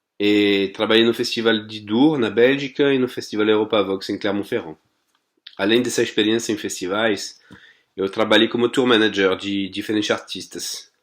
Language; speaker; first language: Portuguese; non-native, fluent; French